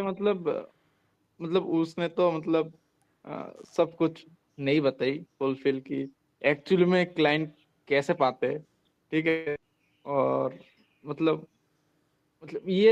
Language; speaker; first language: Hindi; non-native, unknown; Bangla